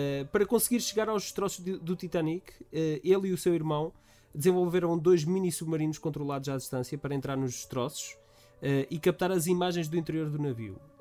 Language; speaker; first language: Portuguese; native; Portuguese